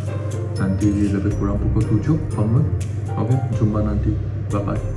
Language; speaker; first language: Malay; non-native, local second language; Chinese